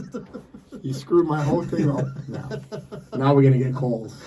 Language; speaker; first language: English; native; English